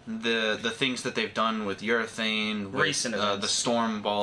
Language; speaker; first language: English; native; English